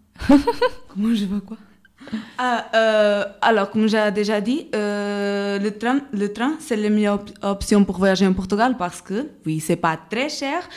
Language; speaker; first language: French; non-native, learner; Portuguese